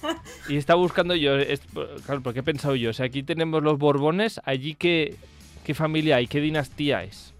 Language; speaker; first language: Spanish; native; Spanish